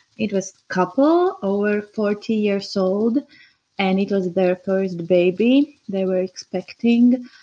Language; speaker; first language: English; non-native, fluent; Latvian